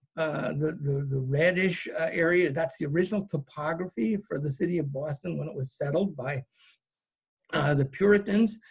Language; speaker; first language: English; native; English